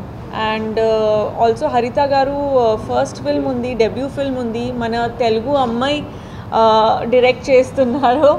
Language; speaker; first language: Telugu; non-native, learner; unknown